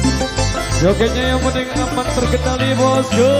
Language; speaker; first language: Indonesian; non-native, local second language; Sasak